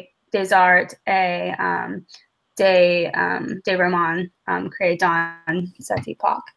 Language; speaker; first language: French; non-native, learner; English